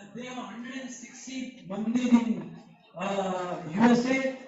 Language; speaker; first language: English; non-native, local second language; Gujarati